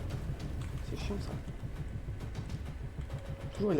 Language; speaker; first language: French; native; French